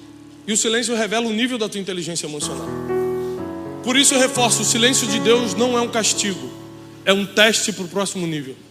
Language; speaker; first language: Portuguese; native; Portuguese